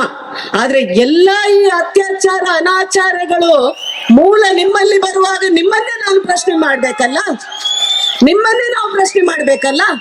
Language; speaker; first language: Kannada; native; Kannada